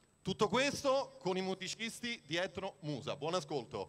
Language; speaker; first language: Italian; native; Italian